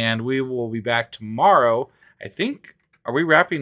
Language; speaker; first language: English; native; English